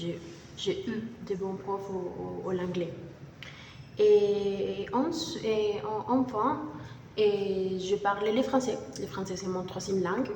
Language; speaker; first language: French; non-native, learner; Spanish